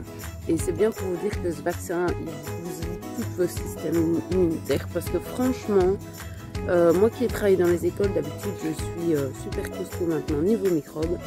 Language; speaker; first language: French; native; French